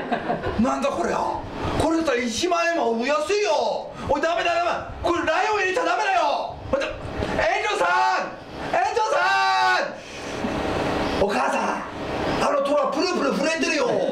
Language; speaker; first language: Japanese; non-native, fluent; Swedish